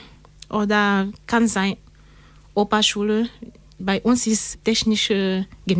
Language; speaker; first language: German; non-native, learner; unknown